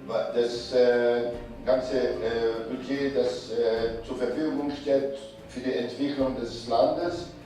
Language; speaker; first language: German; non-native, fluent; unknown